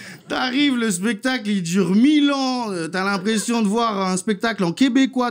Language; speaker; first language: French; native; French